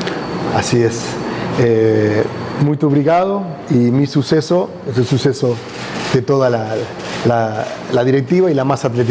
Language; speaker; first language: Portuguese; non-native, learner; Spanish